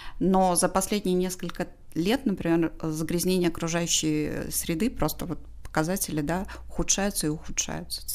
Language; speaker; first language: Russian; non-native, local second language; Tajik